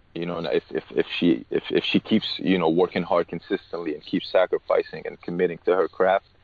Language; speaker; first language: English; early bilingual, other home language; Arabic